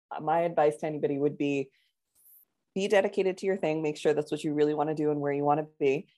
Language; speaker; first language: English; native; English